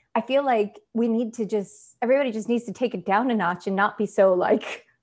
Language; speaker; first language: English; non-native, fluent; Italian